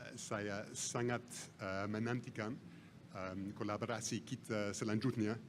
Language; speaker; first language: Indonesian; non-native, fluent; English